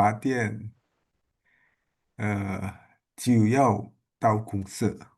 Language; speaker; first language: Chinese; non-native, learner; Indonesian